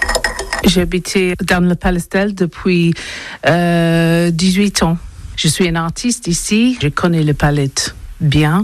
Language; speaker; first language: French; non-native, learner; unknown